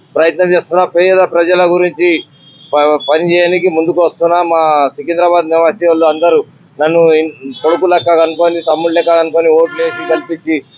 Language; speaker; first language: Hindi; non-native, local second language; Urdu